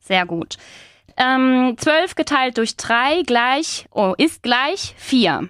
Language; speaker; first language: German; non-native, fluent; Spanish